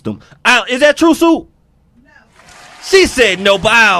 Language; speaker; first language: English; native; English